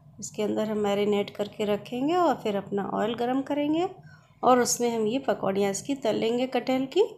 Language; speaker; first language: Hindi; native; Hindi